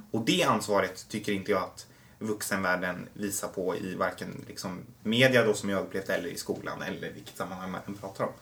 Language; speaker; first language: Swedish; native; Swedish